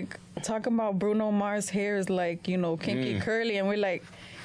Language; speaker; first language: English; non-native, fluent; Spanish